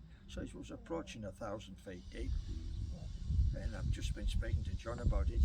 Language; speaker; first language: English; native; English